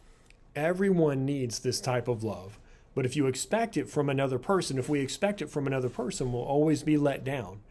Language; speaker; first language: English; native; English